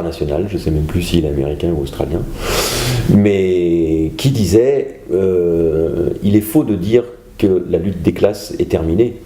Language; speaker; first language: French; native; French